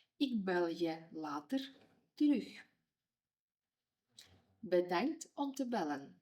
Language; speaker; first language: Dutch; non-native, fluent; Ukrainian